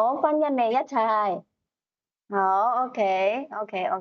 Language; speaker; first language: Cantonese; native; Cantonese